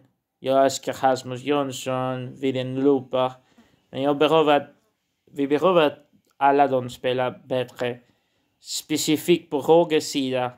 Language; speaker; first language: Swedish; non-native, learner; Portuguese